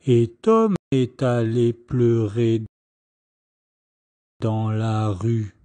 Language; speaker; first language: French; non-native, fluent; Chinese